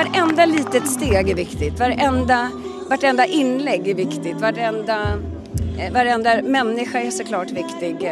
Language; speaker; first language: Swedish; native; Swedish